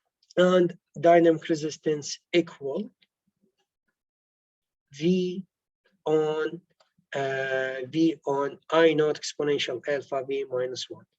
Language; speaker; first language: English; non-native, local second language; Arabic